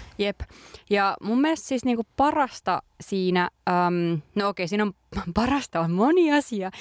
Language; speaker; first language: Finnish; native; Finnish